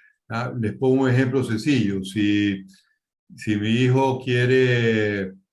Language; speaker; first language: Spanish; native; Spanish